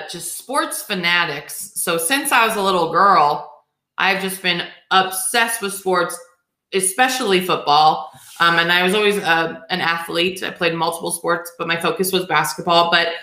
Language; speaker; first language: English; native; English